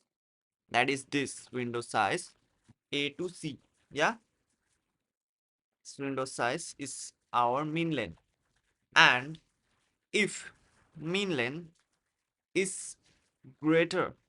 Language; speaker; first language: English; non-native, local second language; Hindi